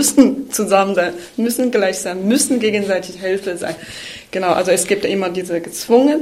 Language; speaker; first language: German; non-native, fluent; Chinese